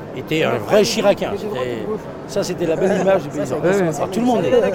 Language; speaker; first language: French; native; French